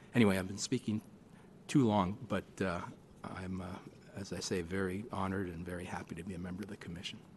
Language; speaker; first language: English; native; English